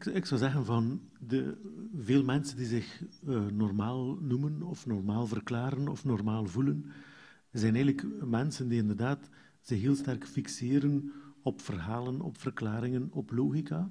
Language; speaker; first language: Dutch; native; Dutch